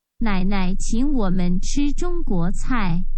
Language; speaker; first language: Chinese; non-native, fluent; Thai